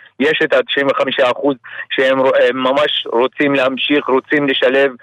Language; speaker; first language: Hebrew; non-native, local second language; Arabic